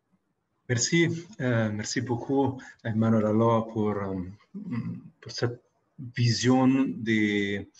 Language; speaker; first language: French; non-native, fluent; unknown